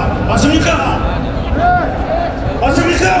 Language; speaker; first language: Korean; native; Korean